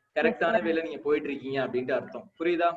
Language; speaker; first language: Tamil; native; Tamil